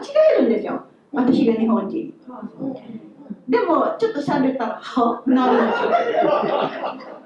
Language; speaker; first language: Japanese; non-native, fluent; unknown